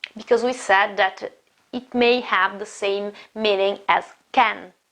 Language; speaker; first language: English; non-native, fluent; Italian